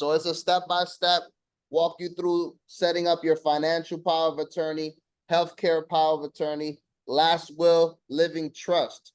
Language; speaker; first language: English; native; English